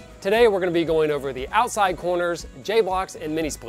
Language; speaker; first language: English; native; English